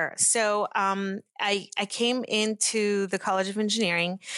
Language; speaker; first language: English; early bilingual, other home language; Portuguese